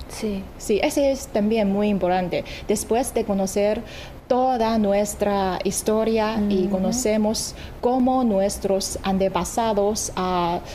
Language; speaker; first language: Spanish; non-native, fluent; Chinese